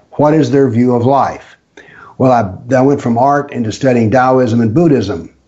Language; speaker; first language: English; native; English